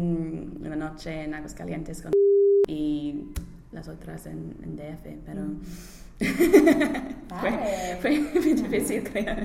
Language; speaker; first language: Spanish; non-native, learner; English